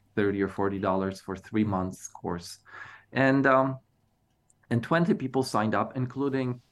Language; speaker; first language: English; non-native, fluent; Polish